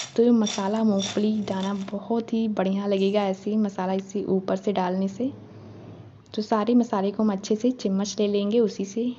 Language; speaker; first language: Hindi; native; Hindi